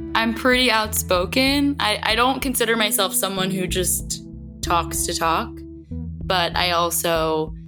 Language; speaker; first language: English; native; English